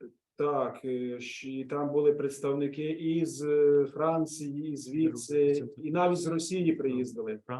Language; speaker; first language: Ukrainian; native; Ukrainian